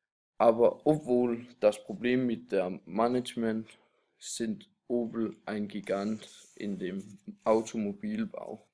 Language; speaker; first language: German; non-native, learner; Danish